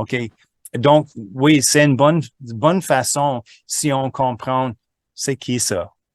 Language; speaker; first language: French; non-native, fluent; English